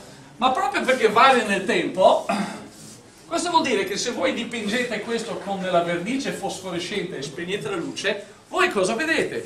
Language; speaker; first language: Italian; native; Italian